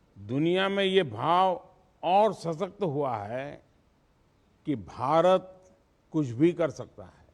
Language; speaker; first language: Hindi; non-native, local second language; Gujarati